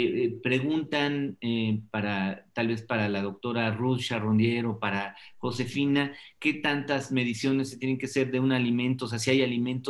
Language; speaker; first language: Spanish; native; Spanish